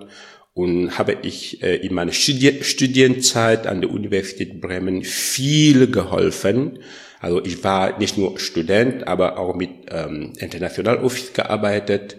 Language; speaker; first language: German; non-native, learner; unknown